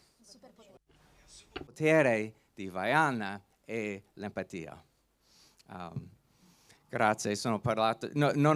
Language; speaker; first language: Italian; non-native, learner; English